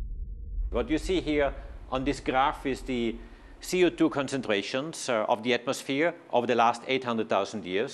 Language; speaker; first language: English; non-native, fluent; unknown